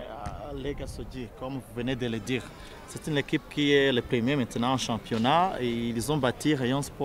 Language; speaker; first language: French; non-native, local second language; Kinyarwanda